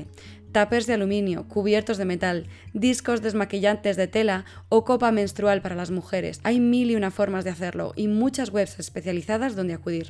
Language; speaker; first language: Spanish; native; Spanish